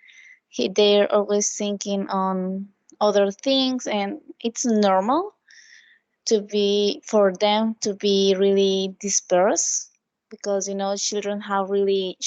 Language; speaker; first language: English; non-native, fluent; Spanish